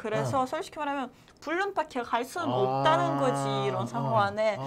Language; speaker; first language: Korean; non-native, fluent; Russian